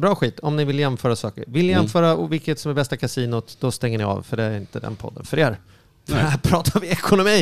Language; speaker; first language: Swedish; native; Swedish